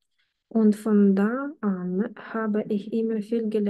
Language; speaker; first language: German; non-native, fluent; Ukrainian